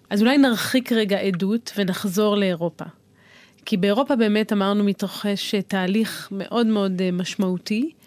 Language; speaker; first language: Hebrew; native; Hebrew